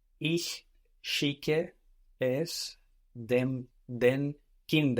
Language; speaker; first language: German; non-native, learner; English